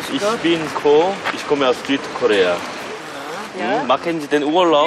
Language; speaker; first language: German; non-native, learner; Korean